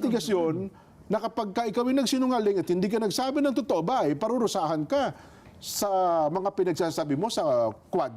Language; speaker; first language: Filipino; native; Filipino